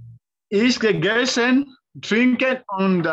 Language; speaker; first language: German; non-native, learner; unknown